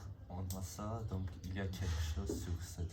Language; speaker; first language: French; non-native, learner; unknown